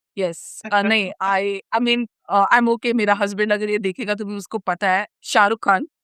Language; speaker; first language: Hindi; non-native, local second language; Malayalam